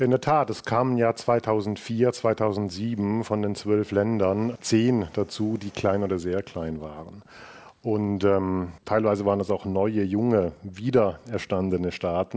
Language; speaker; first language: German; native; German